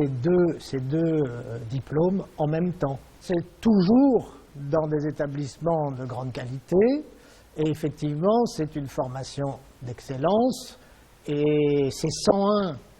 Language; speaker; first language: French; native; French